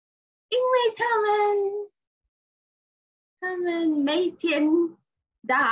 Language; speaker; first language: Chinese; non-native, learner; English